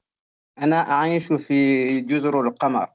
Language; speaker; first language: Arabic; non-native, learner; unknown